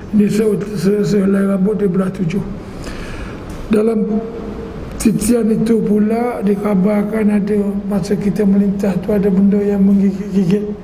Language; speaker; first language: Malay; native; Malay